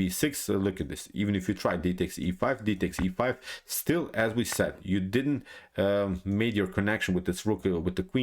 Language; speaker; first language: English; non-native, fluent; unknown